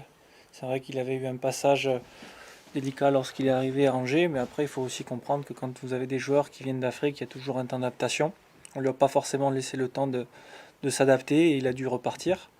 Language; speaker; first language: French; native; French